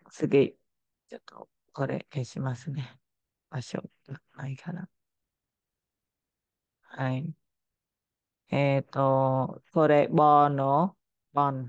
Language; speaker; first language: Japanese; non-native, fluent; Khmer